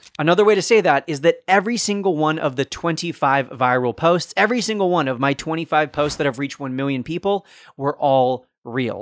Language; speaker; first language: English; native; English